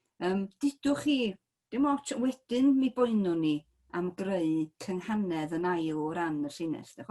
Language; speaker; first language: Welsh; native; Welsh